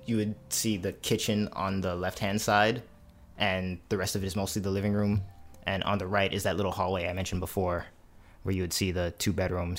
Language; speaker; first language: English; native; English